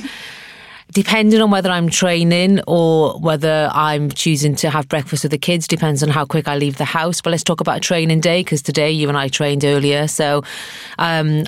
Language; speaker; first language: English; native; English